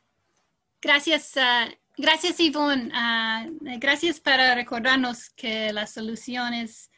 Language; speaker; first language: Spanish; non-native, fluent; English